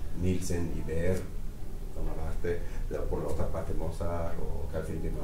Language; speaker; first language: Spanish; non-native, fluent; French